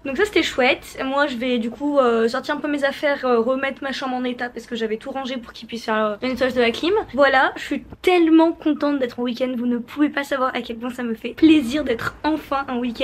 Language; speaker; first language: French; native; French